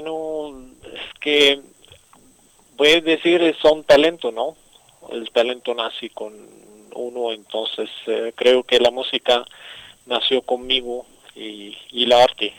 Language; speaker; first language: Spanish; non-native, fluent; Arabic